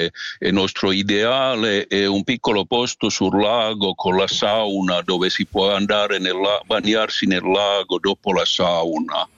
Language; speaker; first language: Italian; non-native, fluent; Finnish